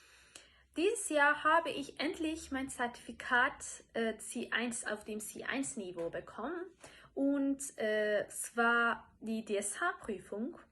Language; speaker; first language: German; non-native, fluent; Turkish